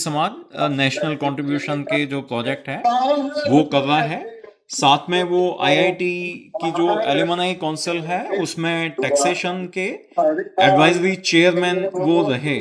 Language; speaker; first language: Hindi; native; Hindi